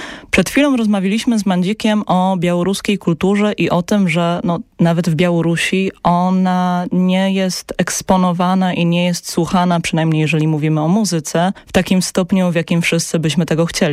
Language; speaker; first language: Polish; native; Polish